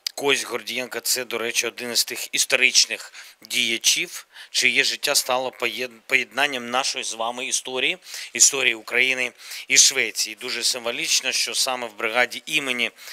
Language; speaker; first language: Ukrainian; non-native, local second language; Russian